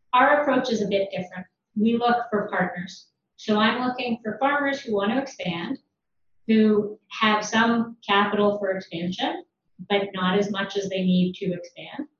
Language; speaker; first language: English; native; English